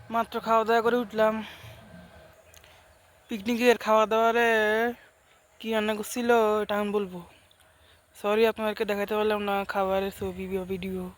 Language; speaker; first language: Bangla; native; Bangla